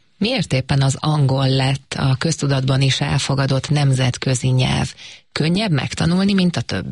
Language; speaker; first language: Hungarian; native; Hungarian